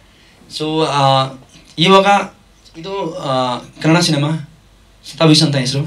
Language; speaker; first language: Kannada; non-native, learner; Hindi